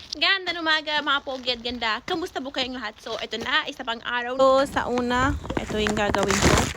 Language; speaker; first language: Filipino; non-native, learner; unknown